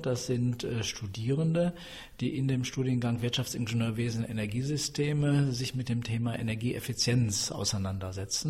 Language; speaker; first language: German; native; German